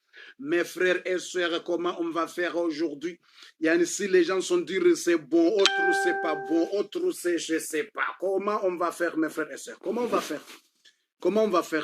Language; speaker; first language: French; non-native, learner; Comorian